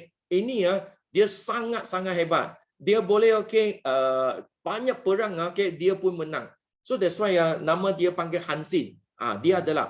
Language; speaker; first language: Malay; non-native, local second language; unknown